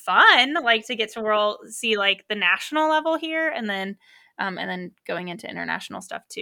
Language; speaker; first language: English; native; English